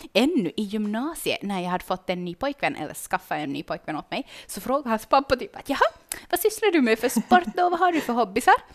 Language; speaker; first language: Swedish; native; Swedish